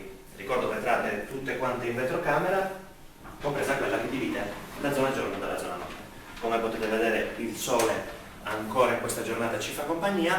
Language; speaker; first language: Italian; native; Italian